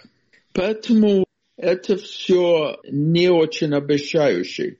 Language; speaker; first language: Russian; non-native, fluent; English